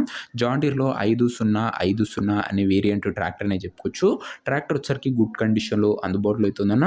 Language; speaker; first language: Telugu; native; Telugu